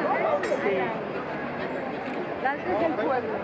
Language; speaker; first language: Catalan; non-native, local second language; Spanish